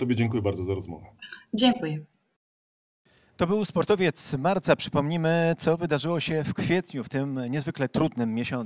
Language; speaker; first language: Polish; native; Polish